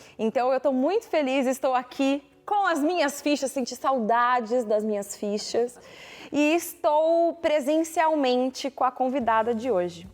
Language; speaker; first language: Portuguese; native; Portuguese